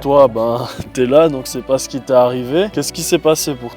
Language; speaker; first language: French; native; French